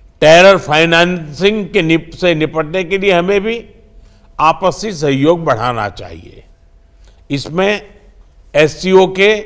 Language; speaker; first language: Hindi; non-native, local second language; Gujarati